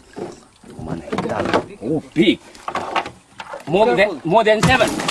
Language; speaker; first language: English; non-native, learner; Indonesian